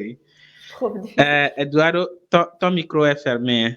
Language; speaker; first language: French; non-native, fluent; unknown